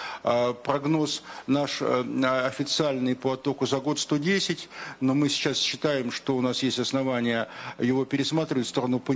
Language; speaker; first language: Russian; native; Russian